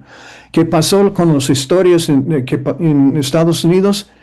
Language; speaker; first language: Spanish; early bilingual, heritage; English